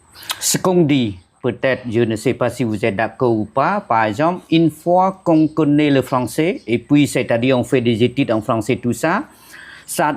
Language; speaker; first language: French; non-native, fluent; Khmer